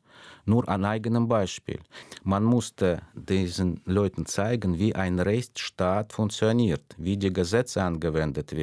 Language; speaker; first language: German; non-native, fluent; Russian